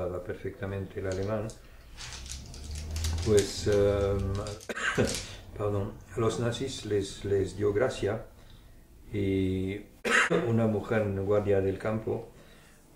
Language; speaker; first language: Spanish; early bilingual, heritage; German